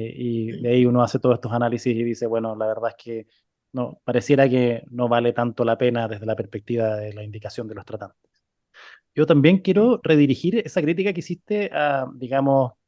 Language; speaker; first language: Spanish; native; Spanish